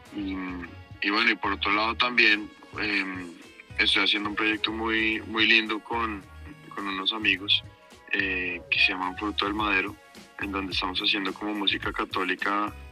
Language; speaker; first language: Spanish; native; Spanish